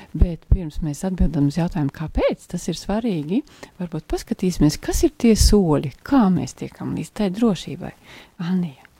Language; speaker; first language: Latvian; native; Latvian